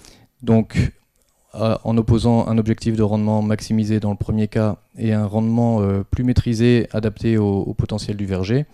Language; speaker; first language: French; native; French